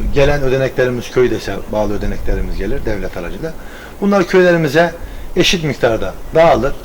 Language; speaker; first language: Turkish; native; Turkish